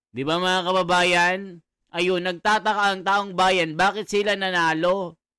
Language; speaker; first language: Filipino; native; Filipino